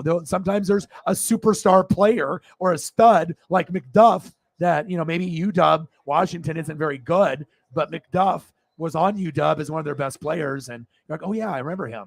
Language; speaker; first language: English; native; English